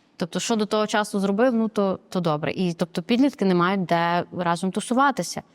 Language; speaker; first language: Ukrainian; native; Ukrainian